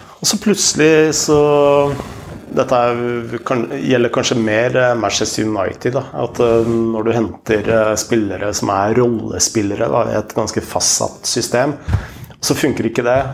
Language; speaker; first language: Norwegian; native; Norwegian